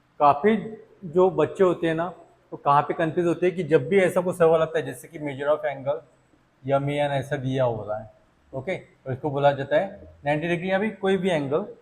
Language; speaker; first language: Hindi; non-native, local second language; Marathi